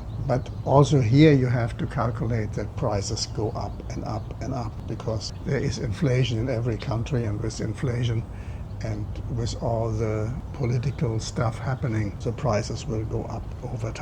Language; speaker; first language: English; non-native, fluent; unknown